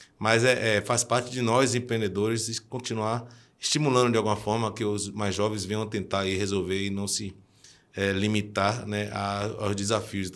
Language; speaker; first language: Portuguese; early bilingual, heritage; Portuguese